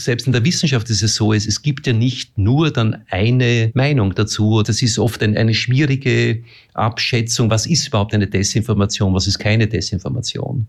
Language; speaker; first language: German; native; German